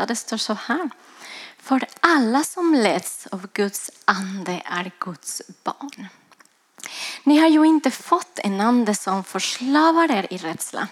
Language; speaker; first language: Swedish; non-native, fluent; Spanish